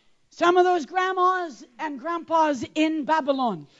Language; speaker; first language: English; native; English